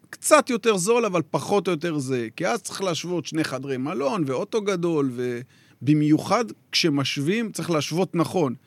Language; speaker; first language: Hebrew; native; Hebrew